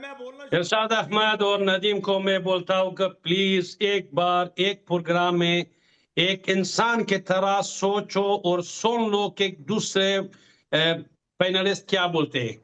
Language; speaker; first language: Hindi; non-native, learner; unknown